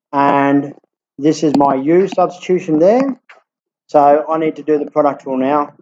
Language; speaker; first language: English; native; English